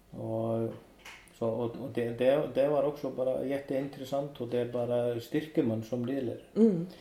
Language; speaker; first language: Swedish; non-native, learner; Icelandic